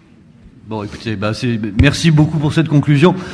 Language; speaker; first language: French; native; French